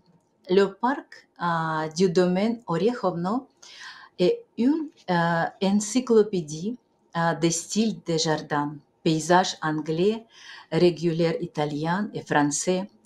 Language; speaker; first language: French; non-native, fluent; Russian